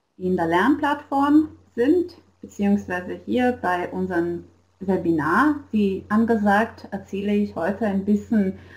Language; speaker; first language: German; non-native, fluent; Slovenian